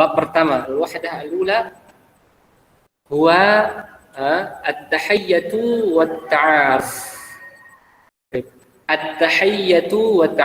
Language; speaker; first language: Arabic; non-native, fluent; Indonesian